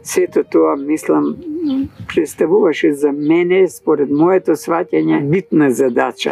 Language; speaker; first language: Macedonian; native; Macedonian